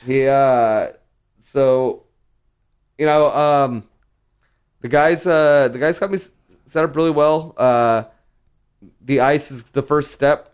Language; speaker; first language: English; early bilingual, other home language; Spanish